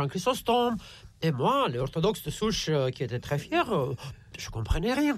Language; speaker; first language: French; non-native, fluent; Romanian